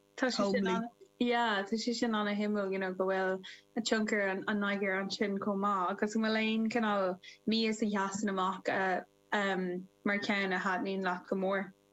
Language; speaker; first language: Irish; non-native, local second language; English